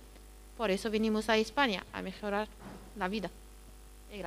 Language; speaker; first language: Spanish; non-native, learner; Arabic